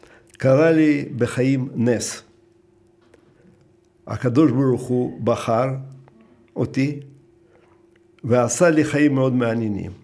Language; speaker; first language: Hebrew; non-native, fluent; Russian